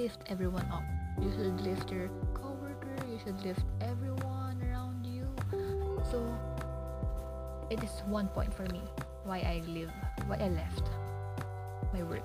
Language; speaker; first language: English; non-native, local second language; Filipino